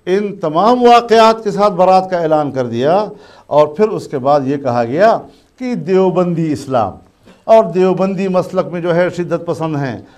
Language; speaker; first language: Urdu; non-native, local second language; Pashto